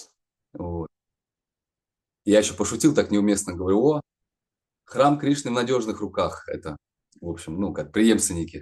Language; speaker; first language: Russian; native; Russian